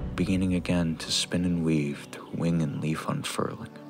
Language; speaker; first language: English; native; English